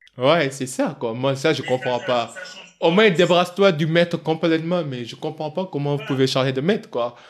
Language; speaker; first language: French; non-native, local second language; Wolof